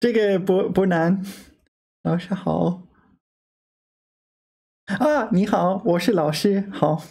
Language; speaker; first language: Chinese; non-native, learner; English